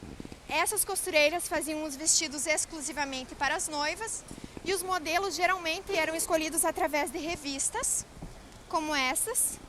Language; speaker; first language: Portuguese; native; Portuguese